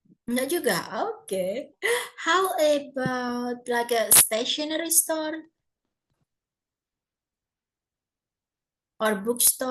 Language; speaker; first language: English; non-native, fluent; Indonesian